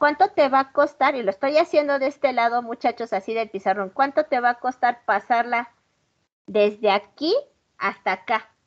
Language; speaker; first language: Spanish; native; Spanish